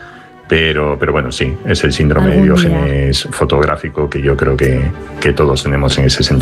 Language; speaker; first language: Spanish; native; Spanish